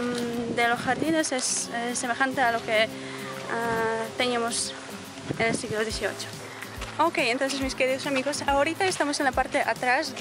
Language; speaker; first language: Spanish; non-native, fluent; Polish